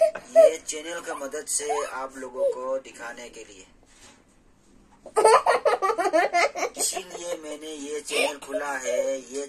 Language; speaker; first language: Hindi; non-native, local second language; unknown